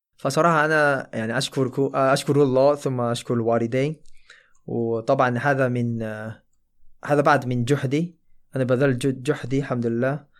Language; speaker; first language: Arabic; non-native, fluent; Chinese